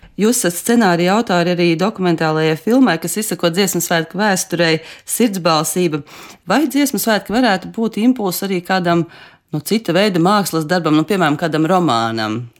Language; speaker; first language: Latvian; native; Latvian